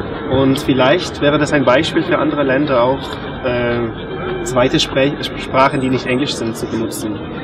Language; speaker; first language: German; non-native, fluent; English